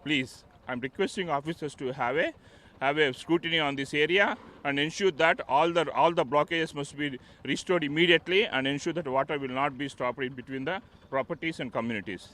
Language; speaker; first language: English; non-native, local second language; Telugu